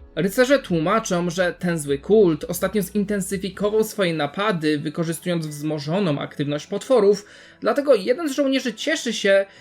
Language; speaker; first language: Polish; native; Polish